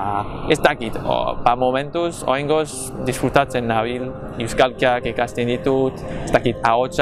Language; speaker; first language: Basque; non-native, fluent; English